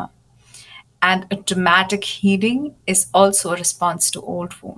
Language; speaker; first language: English; non-native, local second language; Hindi